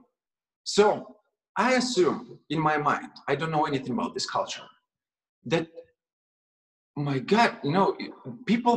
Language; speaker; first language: English; non-native, fluent; Russian